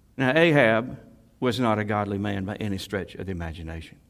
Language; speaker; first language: English; native; English